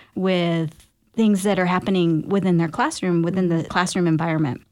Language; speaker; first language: English; native; English